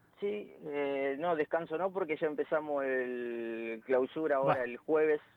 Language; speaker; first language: Spanish; native; Spanish